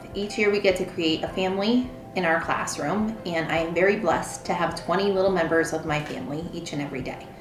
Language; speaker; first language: English; native; English